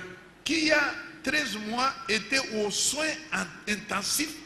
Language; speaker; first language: French; non-native, local second language; Luba-Lulua